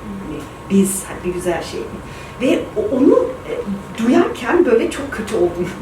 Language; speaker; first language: Turkish; early bilingual, heritage; Turkish